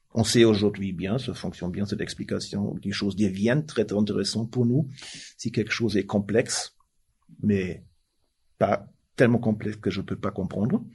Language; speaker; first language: French; non-native, fluent; German